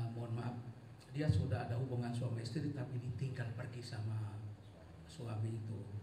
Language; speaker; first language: Indonesian; non-native, local second language; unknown